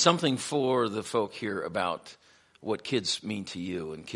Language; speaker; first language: English; native; English